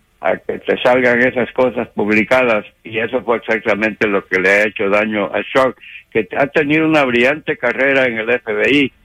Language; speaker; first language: Spanish; native; Spanish